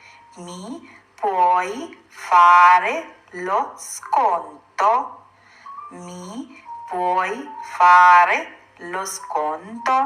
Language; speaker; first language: Italian; non-native, fluent; Sinhala